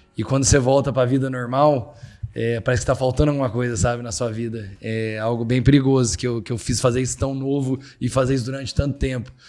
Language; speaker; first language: Portuguese; native; Portuguese